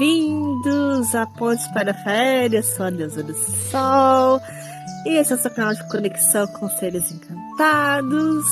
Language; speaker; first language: Portuguese; native; Portuguese